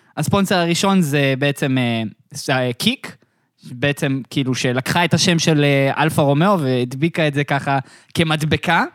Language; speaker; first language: Hebrew; native; Hebrew